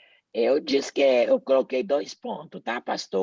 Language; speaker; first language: Portuguese; native; Portuguese